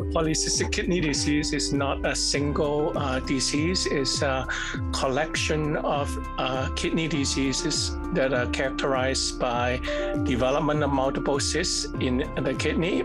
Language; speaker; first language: English; non-native, fluent; Cantonese